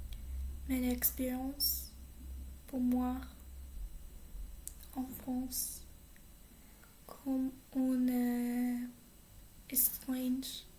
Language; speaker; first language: French; non-native, learner; English